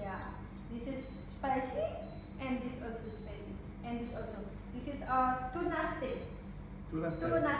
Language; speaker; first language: English; non-native, learner; Indonesian